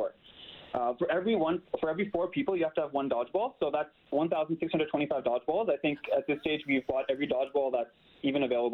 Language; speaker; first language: English; native; English